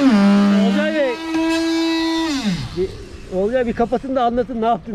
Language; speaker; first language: Turkish; native; Turkish